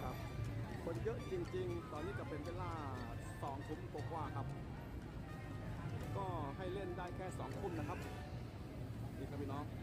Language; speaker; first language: Thai; native; Thai